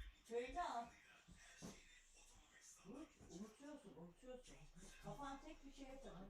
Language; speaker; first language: Turkish; native; Turkish